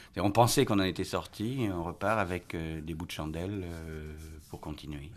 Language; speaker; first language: French; native; French